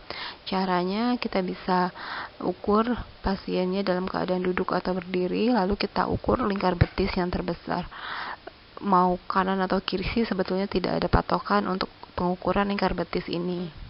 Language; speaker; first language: Indonesian; native; Indonesian